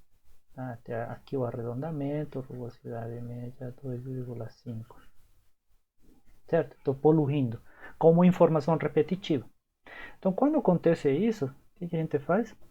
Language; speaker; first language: Portuguese; native; Portuguese